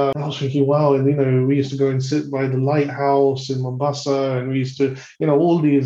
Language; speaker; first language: English; native; English